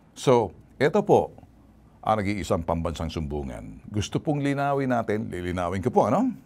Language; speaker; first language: Filipino; native; Filipino